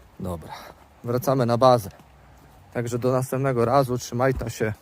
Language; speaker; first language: Polish; native; Polish